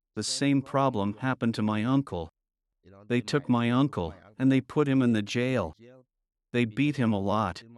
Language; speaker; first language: English; non-native, fluent; Burmese